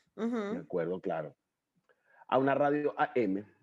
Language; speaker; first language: Spanish; native; Spanish